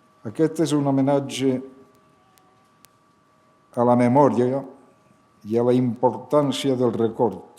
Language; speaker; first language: Catalan; early bilingual, heritage; Catalan